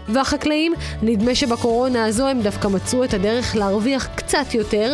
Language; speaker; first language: Hebrew; native; Hebrew